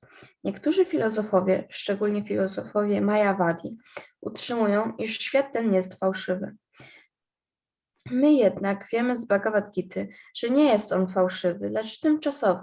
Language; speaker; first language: Polish; native; Polish